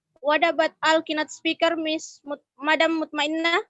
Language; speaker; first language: English; non-native, fluent; Indonesian